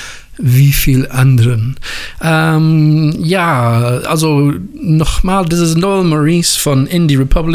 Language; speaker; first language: German; non-native, learner; English